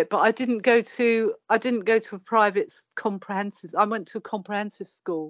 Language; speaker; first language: English; native; English